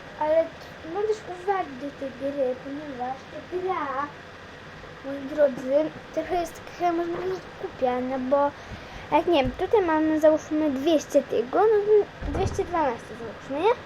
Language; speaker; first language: Polish; native; Polish